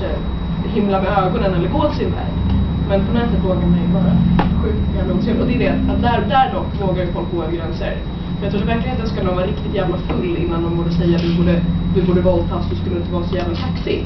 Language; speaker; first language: Swedish; native; Swedish